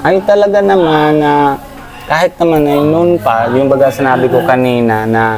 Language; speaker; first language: Filipino; non-native, learner; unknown